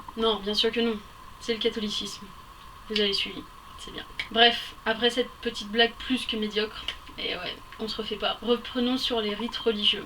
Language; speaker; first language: French; native; French